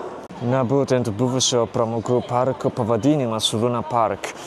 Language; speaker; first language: Lithuanian; non-native, fluent; Japanese